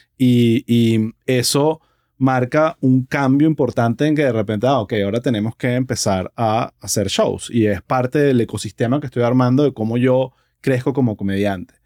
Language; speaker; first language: Spanish; native; Spanish